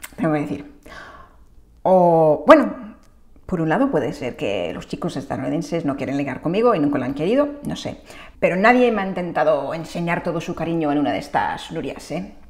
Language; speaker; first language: Spanish; non-native, fluent; English